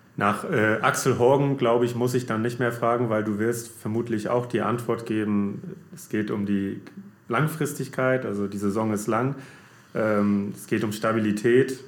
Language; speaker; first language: German; native; German